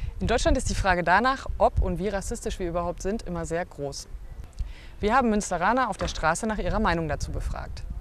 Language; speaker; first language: German; native; German